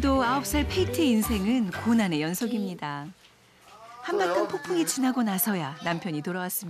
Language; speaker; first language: Korean; native; Korean